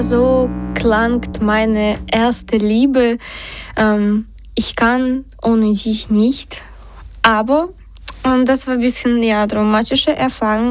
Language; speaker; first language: German; non-native, learner; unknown